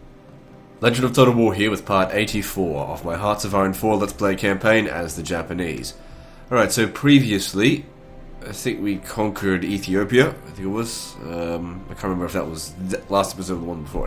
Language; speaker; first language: English; native; English